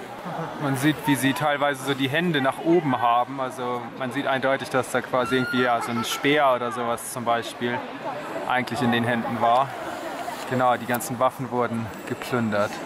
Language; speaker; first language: German; native; German